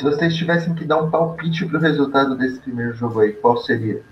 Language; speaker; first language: Portuguese; native; Portuguese